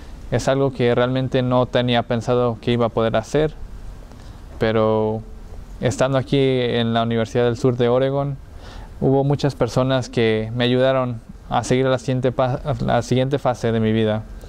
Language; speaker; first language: Spanish; early bilingual, heritage; Spanish